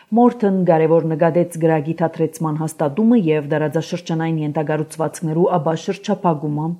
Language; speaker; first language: Armenian; early bilingual, heritage; Armenian